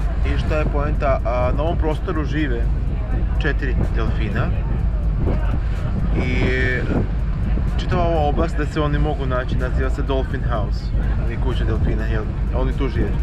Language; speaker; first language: Bosnian; native; Bosnian